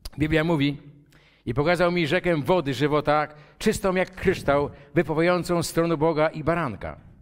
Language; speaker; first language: Polish; native; Polish